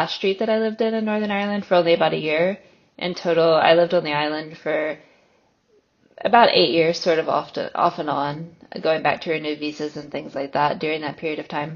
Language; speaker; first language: English; native; English